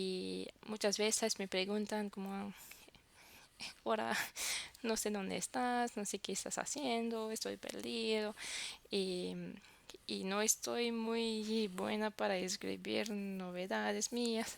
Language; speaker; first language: Spanish; non-native, fluent; French